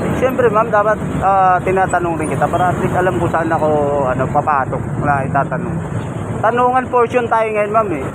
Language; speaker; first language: Filipino; non-native, local second language; Cebuano